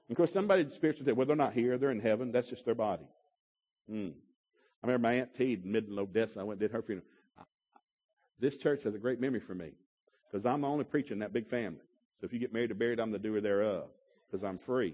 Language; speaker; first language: English; native; English